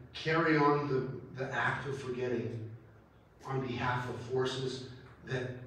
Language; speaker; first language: English; early bilingual, other home language; Spanish